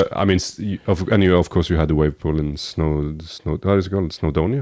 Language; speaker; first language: English; non-native, fluent; Norwegian